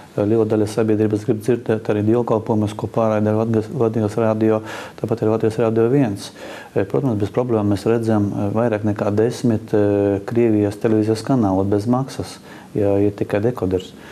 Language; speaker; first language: Latvian; native; Latvian